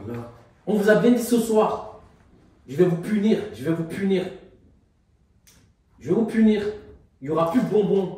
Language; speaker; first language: French; native; French